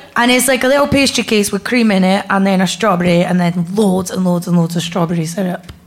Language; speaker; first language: English; native; English